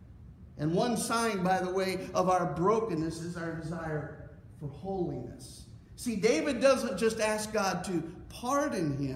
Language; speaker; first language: English; native; English